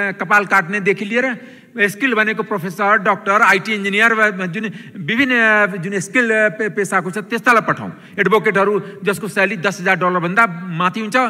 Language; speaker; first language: Nepali; non-native, local second language; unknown